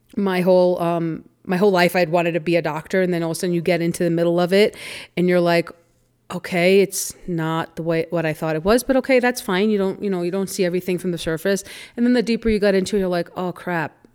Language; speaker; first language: English; native; English